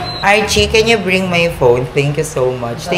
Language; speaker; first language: English; non-native, local second language; Filipino